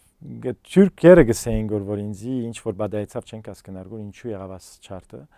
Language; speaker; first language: Armenian; early bilingual, heritage; Armenian